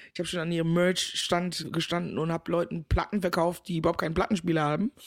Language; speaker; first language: German; early bilingual, other home language; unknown